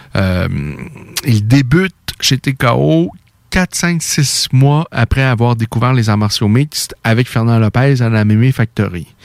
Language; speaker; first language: French; native; French